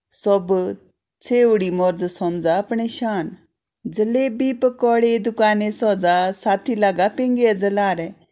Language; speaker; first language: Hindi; native; Hindi